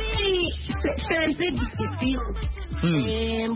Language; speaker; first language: French; non-native, learner; Akan